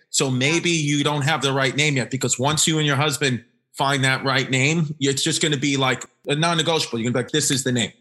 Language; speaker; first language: English; native; English